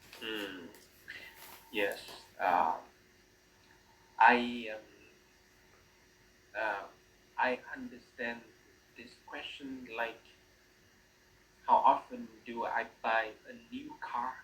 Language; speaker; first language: English; non-native, learner; Vietnamese